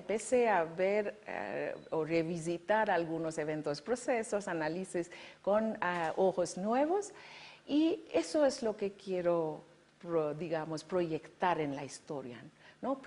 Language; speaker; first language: Spanish; non-native, fluent; Bangla